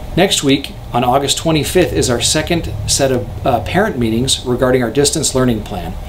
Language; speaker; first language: English; native; English